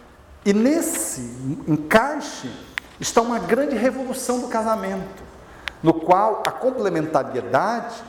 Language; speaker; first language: Portuguese; native; Portuguese